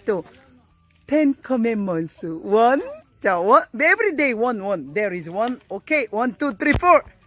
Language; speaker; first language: English; non-native, learner; Korean